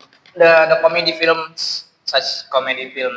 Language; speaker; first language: English; non-native, learner; Indonesian